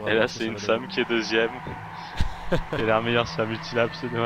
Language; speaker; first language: French; native; French